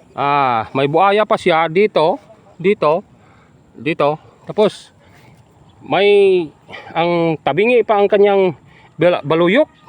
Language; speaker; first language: Filipino; non-native, local second language; Hiligaynon